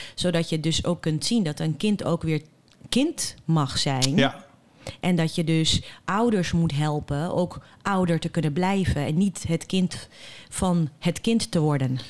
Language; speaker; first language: Dutch; early bilingual, other home language; Bosnian